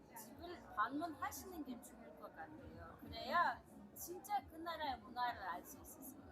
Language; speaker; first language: Korean; non-native, fluent; Kazakh